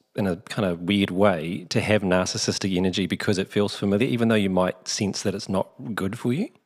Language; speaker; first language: English; native; English